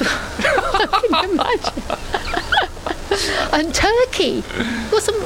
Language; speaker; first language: English; native; English